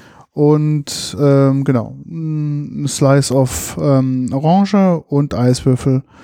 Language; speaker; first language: German; native; German